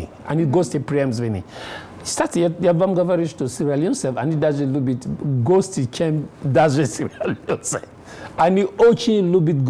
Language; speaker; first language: Russian; non-native, learner; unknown